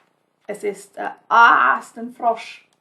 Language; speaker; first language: German; non-native, fluent; English